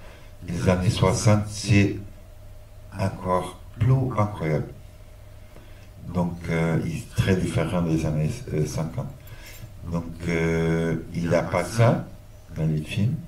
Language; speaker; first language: French; non-native, fluent; Portuguese